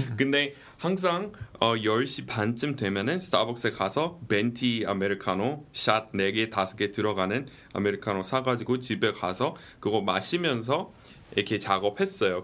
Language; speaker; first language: Korean; non-native, fluent; English